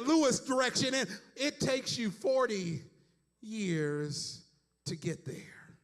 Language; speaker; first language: English; native; English